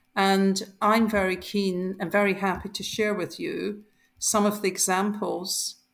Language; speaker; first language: English; native; English